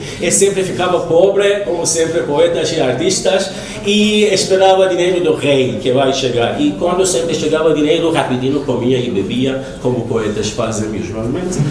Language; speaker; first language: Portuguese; non-native, learner; Persian